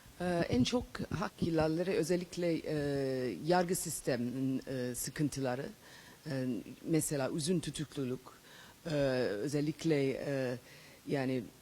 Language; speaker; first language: Turkish; non-native, fluent; English